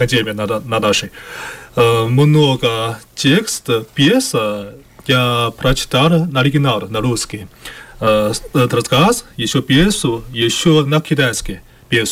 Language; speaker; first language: Russian; non-native, learner; Chinese